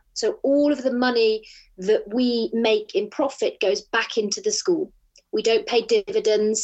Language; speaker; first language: English; native; English